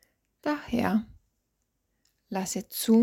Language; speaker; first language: German; non-native, fluent; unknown